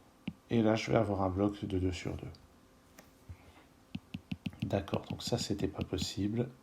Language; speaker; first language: French; native; French